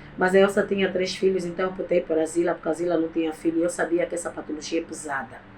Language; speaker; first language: Portuguese; native; Portuguese